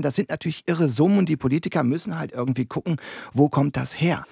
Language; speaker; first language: German; native; German